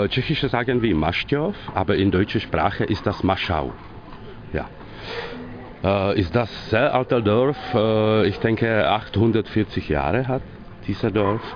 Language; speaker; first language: German; non-native, learner; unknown